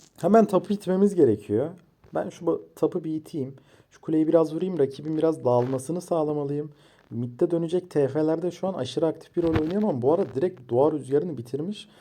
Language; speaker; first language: Turkish; native; Turkish